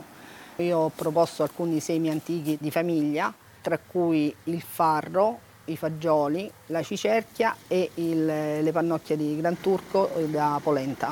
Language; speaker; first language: Italian; native; Italian